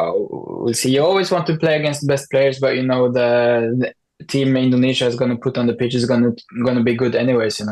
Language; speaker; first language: English; non-native, fluent; Norwegian